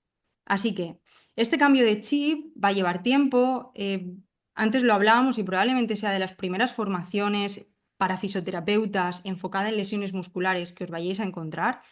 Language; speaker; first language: Spanish; native; Spanish